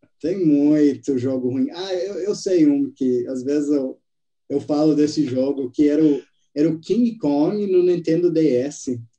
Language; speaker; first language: Portuguese; non-native, fluent; English